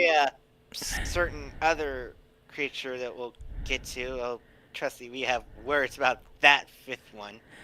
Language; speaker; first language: English; native; English